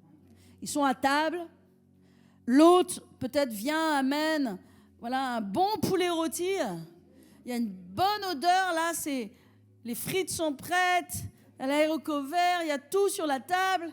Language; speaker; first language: French; native; French